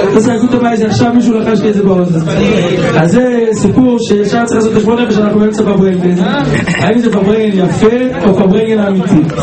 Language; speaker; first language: Hebrew; native; Hebrew